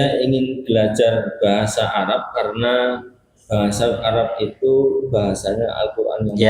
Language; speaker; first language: Indonesian; non-native, local second language; Javanese